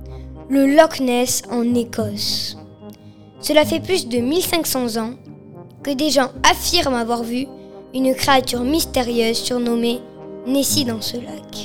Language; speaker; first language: French; native; French